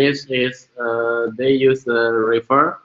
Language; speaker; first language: English; non-native, learner; Indonesian